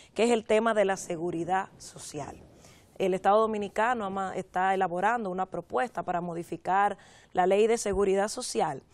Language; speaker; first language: Spanish; native; Spanish